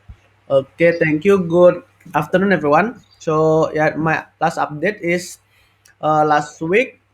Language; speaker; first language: English; non-native, learner; Indonesian